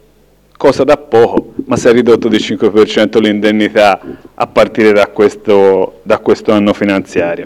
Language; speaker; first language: Italian; native; Italian